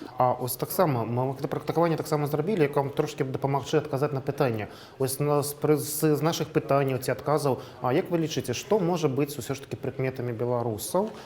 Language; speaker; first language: Belarusian; non-native, local second language; Russian